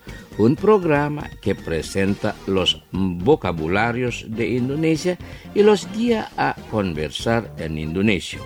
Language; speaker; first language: Spanish; non-native, fluent; Indonesian